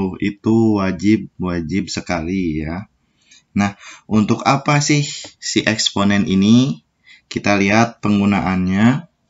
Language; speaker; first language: Indonesian; native; Indonesian